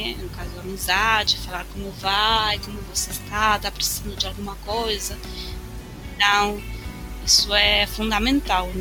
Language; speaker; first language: Portuguese; non-native, fluent; Spanish